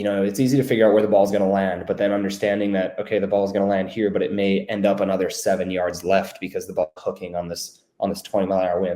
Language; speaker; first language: English; native; English